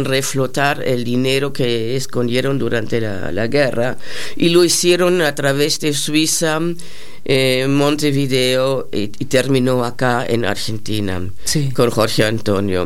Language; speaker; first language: Spanish; non-native, fluent; German